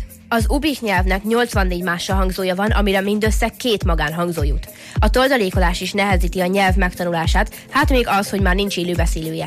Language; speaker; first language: Hungarian; native; Hungarian